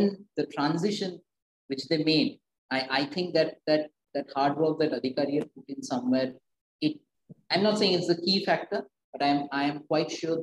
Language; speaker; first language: English; non-native, local second language; Bangla